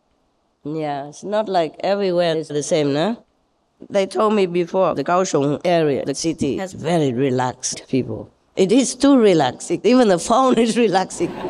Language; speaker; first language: English; non-native, fluent; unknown